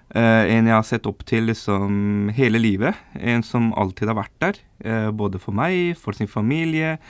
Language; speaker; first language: Norwegian; early bilingual, other home language; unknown